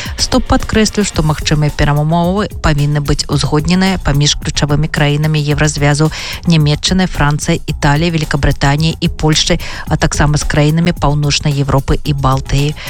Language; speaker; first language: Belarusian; native; Belarusian